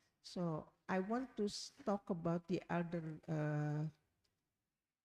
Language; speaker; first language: English; non-native, learner; Indonesian